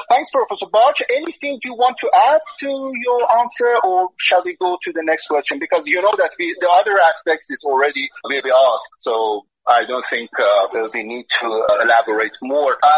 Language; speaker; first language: English; non-native, fluent; Persian